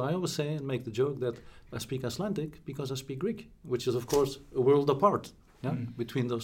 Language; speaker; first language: English; non-native, fluent; Dutch